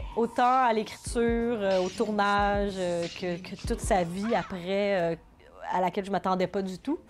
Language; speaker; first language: French; native; French